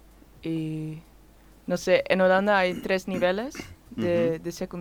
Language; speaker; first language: Spanish; non-native, learner; Dutch